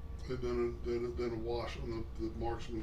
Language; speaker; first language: English; native; English